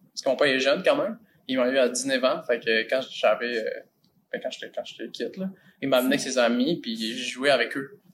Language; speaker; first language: French; early bilingual, other home language; Spanish